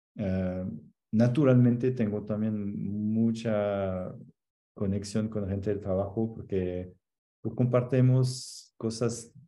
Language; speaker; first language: Spanish; non-native, fluent; French